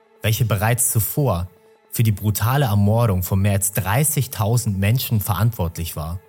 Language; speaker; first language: German; native; German